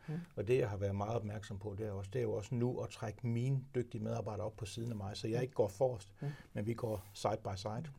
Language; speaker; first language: Danish; native; Danish